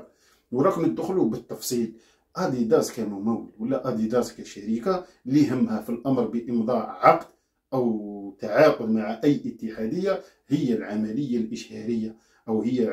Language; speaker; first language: Arabic; native; Arabic